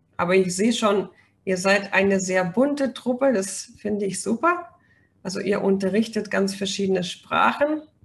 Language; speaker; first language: German; non-native, fluent; Russian